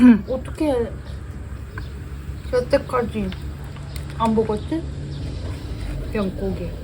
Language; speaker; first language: Korean; non-native, fluent; Ukrainian